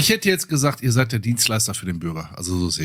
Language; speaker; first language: German; native; German